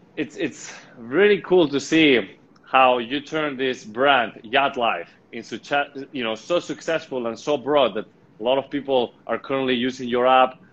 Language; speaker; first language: English; non-native, fluent; Spanish